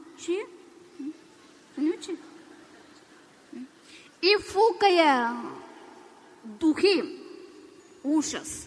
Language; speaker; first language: Ukrainian; non-native, learner; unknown